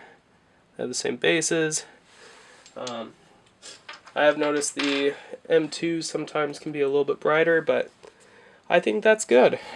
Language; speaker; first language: English; native; English